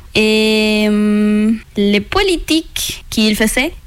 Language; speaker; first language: French; non-native, learner; Spanish